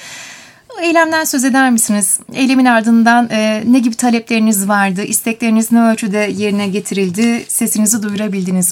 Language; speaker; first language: Turkish; native; Turkish